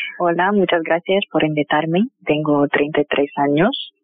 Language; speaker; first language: Spanish; non-native, fluent; Russian